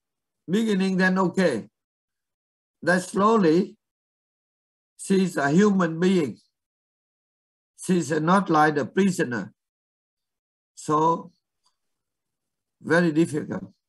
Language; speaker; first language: English; non-native, learner; Vietnamese